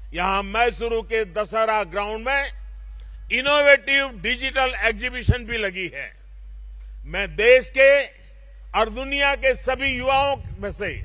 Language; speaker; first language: Hindi; non-native, local second language; Gujarati